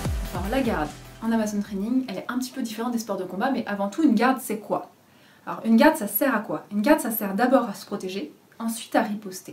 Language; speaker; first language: French; native; French